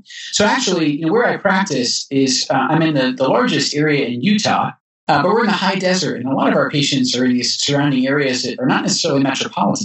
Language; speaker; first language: English; native; English